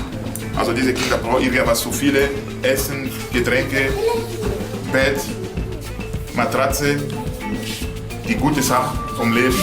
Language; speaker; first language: German; non-native, learner; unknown